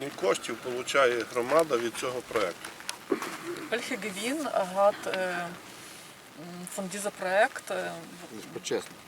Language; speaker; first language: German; non-native, fluent; Ukrainian